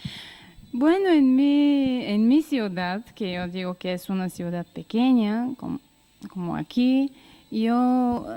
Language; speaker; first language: Spanish; non-native, learner; Bulgarian